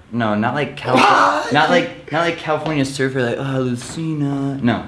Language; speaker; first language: English; native; English